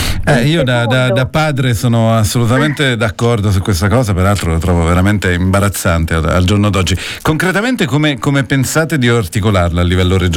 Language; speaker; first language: Italian; native; Italian